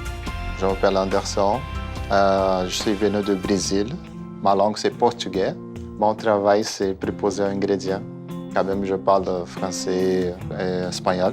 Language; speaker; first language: French; non-native, learner; Portuguese